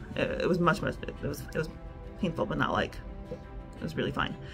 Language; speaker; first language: English; native; English